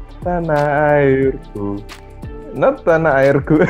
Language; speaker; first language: Indonesian; non-native, fluent; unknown